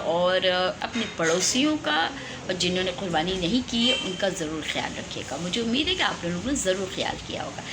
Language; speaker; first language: Urdu; native; Urdu